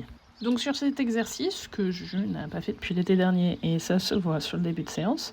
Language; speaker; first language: French; native; French